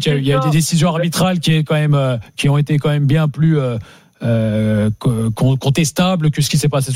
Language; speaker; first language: French; native; French